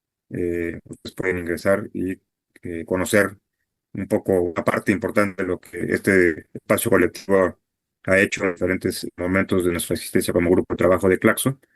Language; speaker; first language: Spanish; native; Spanish